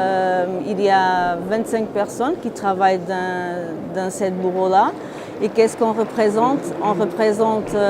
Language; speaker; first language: French; non-native, fluent; Portuguese